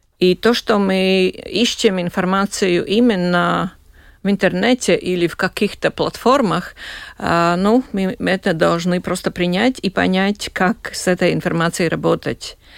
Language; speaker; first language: Russian; non-native, local second language; Latvian